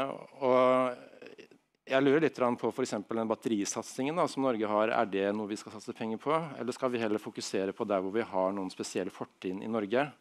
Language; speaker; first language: Norwegian; native; Norwegian